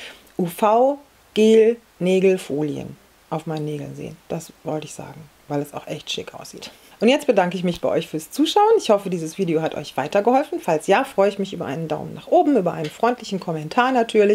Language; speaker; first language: German; native; German